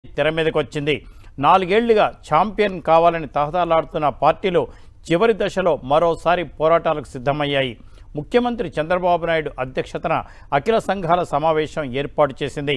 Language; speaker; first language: Telugu; native; Telugu